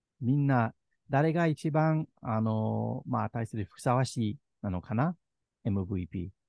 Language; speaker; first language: Japanese; native; Japanese